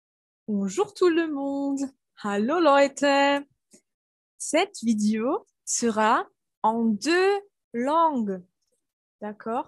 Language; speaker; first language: French; non-native, fluent; German